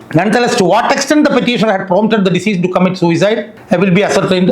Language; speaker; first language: English; non-native, local second language; Malayalam